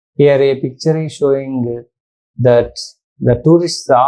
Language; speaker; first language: English; non-native, local second language; Telugu